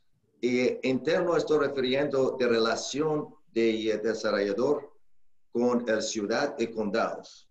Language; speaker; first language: Spanish; non-native, learner; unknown